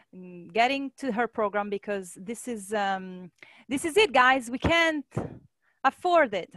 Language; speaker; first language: English; non-native, fluent; Italian